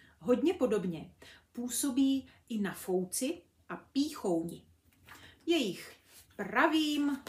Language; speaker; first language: Czech; native; Czech